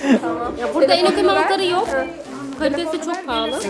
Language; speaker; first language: Turkish; native; Turkish